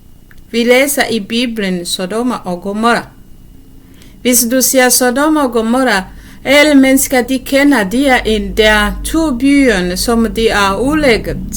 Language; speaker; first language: Danish; non-native, learner; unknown